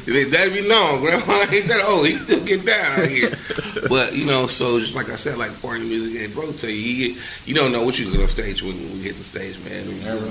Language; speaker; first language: English; native; English